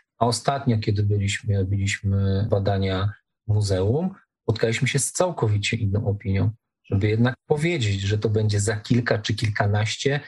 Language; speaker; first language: Polish; native; Polish